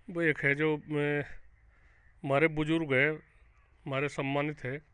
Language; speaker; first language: Hindi; native; Hindi